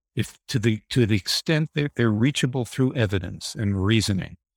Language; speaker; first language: English; native; English